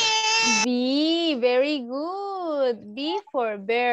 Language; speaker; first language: English; non-native, learner; Spanish